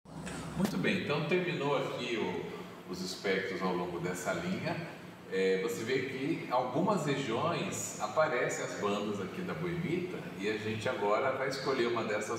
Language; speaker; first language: Portuguese; native; Portuguese